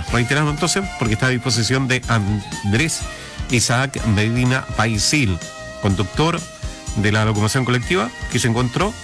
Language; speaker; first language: Spanish; native; Spanish